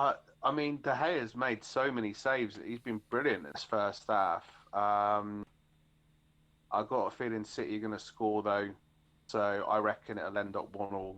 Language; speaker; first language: English; native; English